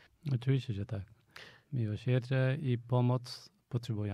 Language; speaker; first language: Polish; non-native, fluent; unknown